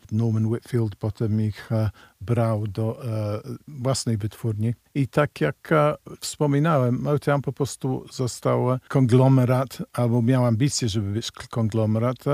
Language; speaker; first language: Polish; early bilingual, heritage; Polish